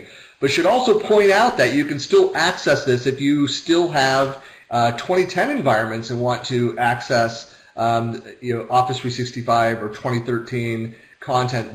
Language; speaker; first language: English; native; English